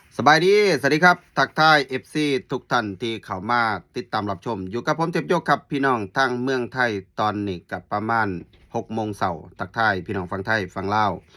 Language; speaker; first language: Thai; native; Thai